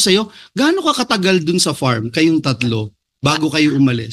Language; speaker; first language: Filipino; native; Filipino